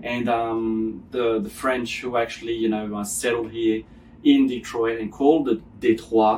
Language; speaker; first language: English; non-native, fluent; French